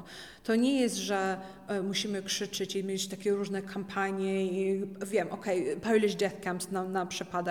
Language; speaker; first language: Polish; early bilingual, heritage; Polish